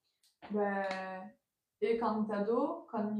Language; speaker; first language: Spanish; non-native, learner; French